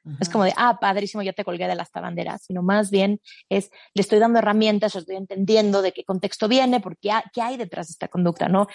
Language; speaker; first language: Spanish; native; Spanish